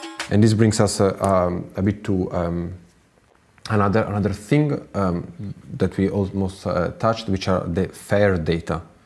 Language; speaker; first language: English; non-native, fluent; Italian